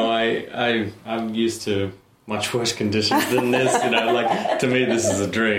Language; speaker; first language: English; native; English